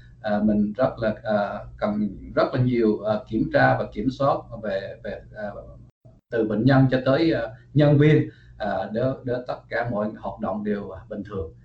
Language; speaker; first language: Vietnamese; early bilingual, heritage; Vietnamese